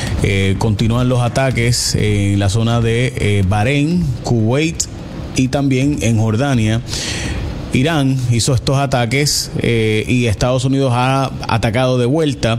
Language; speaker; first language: Spanish; native; Spanish